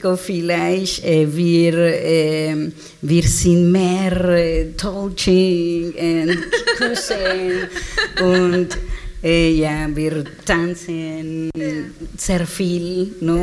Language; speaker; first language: German; non-native, learner; Spanish